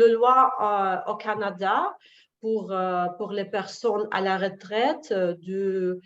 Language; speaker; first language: French; non-native, learner; Russian